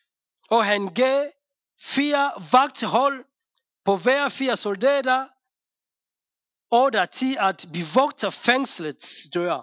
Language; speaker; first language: Danish; non-native, fluent; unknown